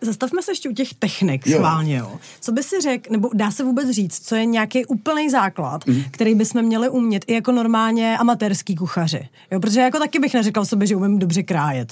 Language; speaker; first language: Czech; native; Czech